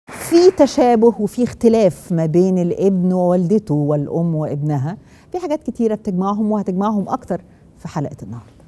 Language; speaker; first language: Arabic; native; Arabic